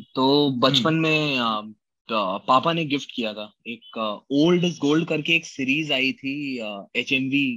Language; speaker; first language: Hindi; native; Hindi